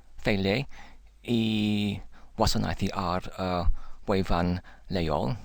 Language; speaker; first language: Welsh; non-native, learner; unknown